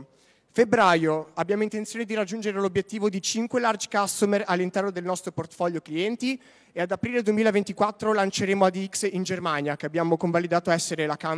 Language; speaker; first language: Italian; native; Italian